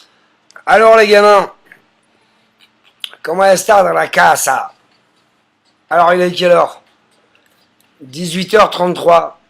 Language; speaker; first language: French; native; French